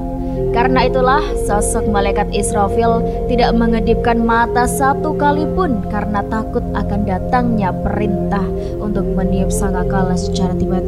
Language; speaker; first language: Indonesian; native; Indonesian